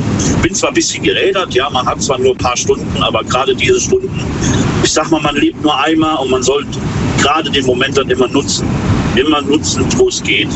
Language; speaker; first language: German; native; German